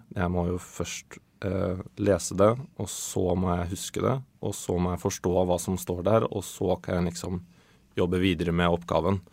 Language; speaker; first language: Norwegian; early bilingual, other home language; Swedish